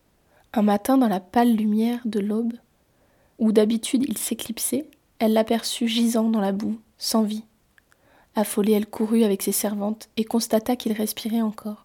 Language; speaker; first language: French; native; French